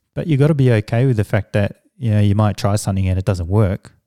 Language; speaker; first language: English; early bilingual, other home language; Samoan